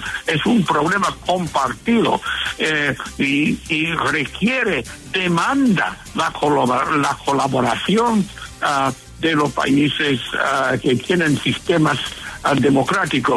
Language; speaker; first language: Spanish; non-native, fluent; English